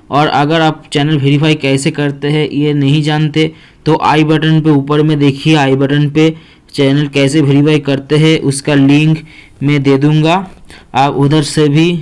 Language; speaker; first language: Hindi; non-native, local second language; Bangla